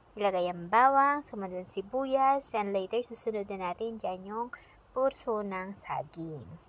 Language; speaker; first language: Filipino; native; Filipino